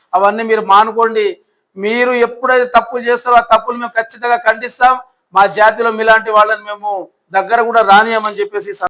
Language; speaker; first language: Telugu; non-native, local second language; Lambadi